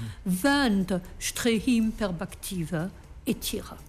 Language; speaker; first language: Albanian; non-native, learner; French